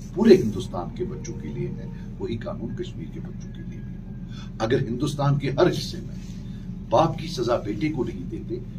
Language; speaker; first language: Urdu; non-native, local second language; Kashmiri